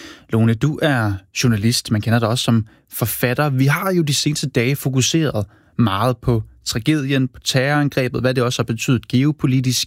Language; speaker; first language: Danish; native; Danish